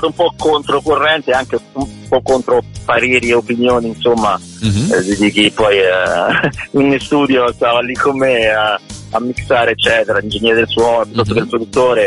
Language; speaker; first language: Italian; native; Italian